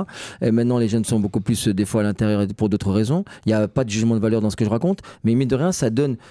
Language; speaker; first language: French; native; French